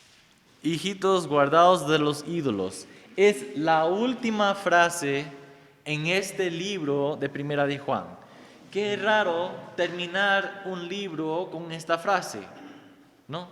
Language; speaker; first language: Spanish; non-native, fluent; English